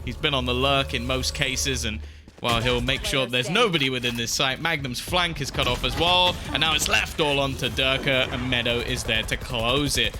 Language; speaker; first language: English; native; English